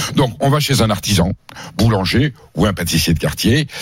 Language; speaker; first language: French; native; French